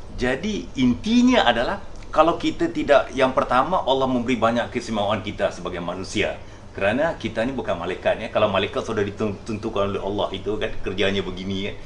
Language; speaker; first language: Malay; native; Malay